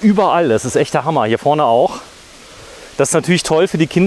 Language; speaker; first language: German; native; German